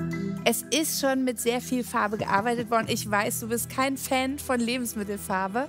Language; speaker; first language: German; native; German